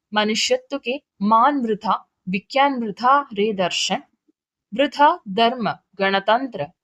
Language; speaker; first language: Hindi; non-native, local second language; Malayalam